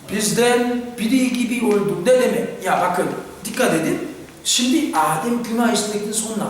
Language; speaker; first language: Turkish; non-native, fluent; Korean